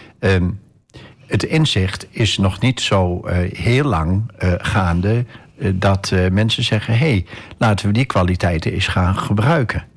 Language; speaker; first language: Dutch; native; Dutch